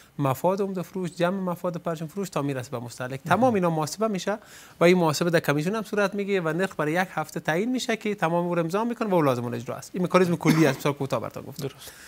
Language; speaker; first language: Persian; native; Persian